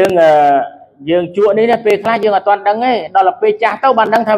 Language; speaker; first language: Khmer; native; Khmer